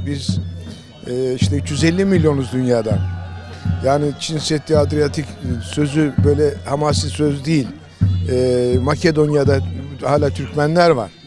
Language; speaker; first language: Turkish; native; Turkish